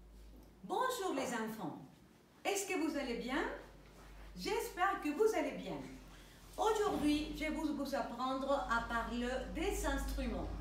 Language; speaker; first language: French; non-native, fluent; Spanish